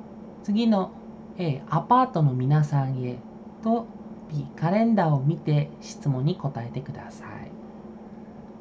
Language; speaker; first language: Japanese; non-native, fluent; Indonesian